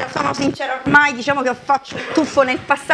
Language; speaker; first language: Italian; native; Italian